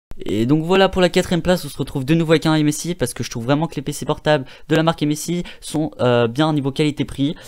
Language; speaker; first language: French; native; French